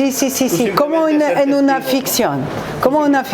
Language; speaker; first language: Spanish; non-native, learner; French